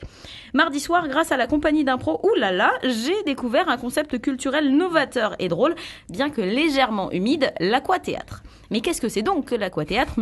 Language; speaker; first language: French; native; French